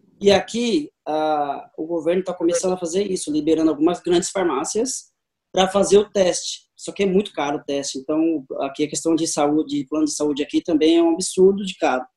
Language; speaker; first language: Portuguese; native; Portuguese